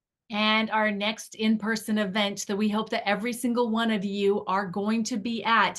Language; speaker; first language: English; native; English